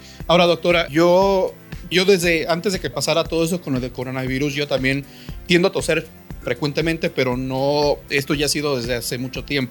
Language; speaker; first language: Spanish; native; Spanish